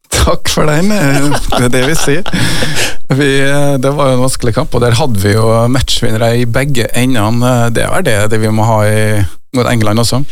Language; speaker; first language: Norwegian; native; Norwegian